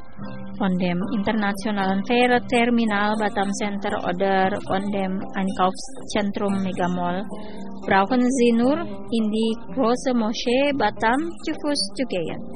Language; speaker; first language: German; non-native, fluent; Indonesian